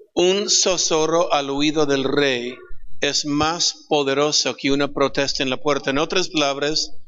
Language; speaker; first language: Spanish; non-native, fluent; English